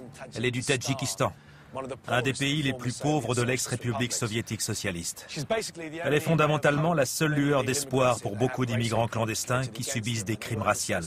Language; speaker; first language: French; native; French